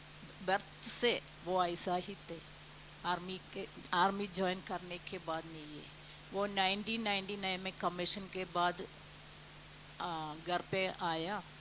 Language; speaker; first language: Hindi; non-native, local second language; Malayalam